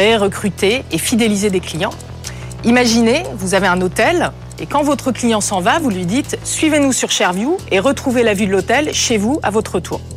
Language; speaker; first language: French; native; French